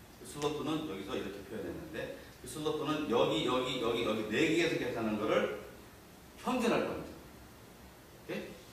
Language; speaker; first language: Korean; native; Korean